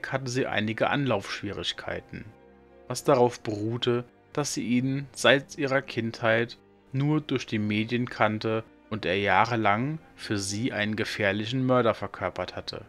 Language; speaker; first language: German; native; German